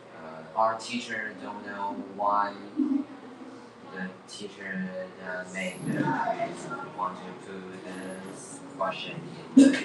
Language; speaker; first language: English; non-native, learner; Chinese